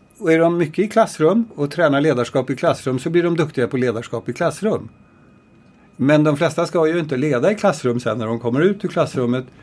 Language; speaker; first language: Swedish; native; Swedish